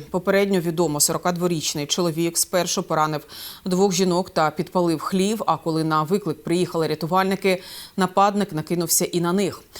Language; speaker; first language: Ukrainian; native; Ukrainian